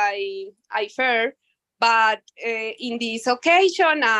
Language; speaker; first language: English; non-native, learner; Spanish